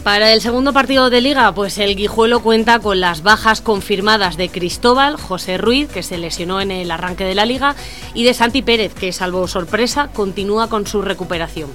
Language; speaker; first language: Spanish; native; Spanish